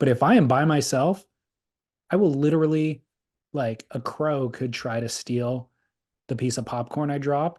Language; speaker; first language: English; native; English